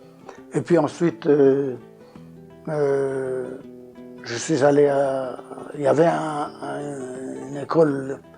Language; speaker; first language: French; non-native, fluent; Portuguese